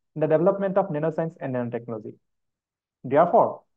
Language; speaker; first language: English; non-native, local second language; Assamese